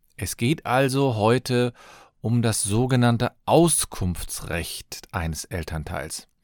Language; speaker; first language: German; native; German